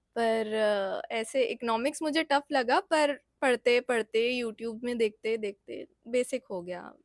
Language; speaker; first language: Hindi; native; Hindi